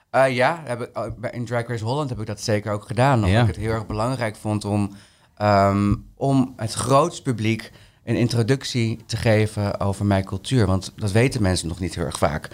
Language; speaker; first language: Dutch; early bilingual, other home language; Spanish